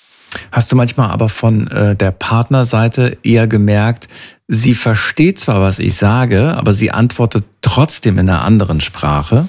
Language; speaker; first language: German; native; German